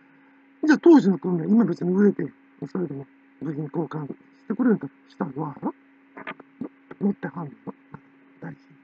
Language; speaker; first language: Japanese; native; Japanese